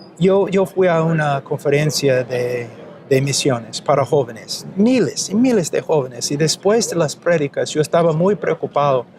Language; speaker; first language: Spanish; non-native, fluent; English